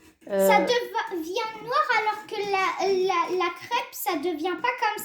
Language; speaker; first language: French; early bilingual, other home language; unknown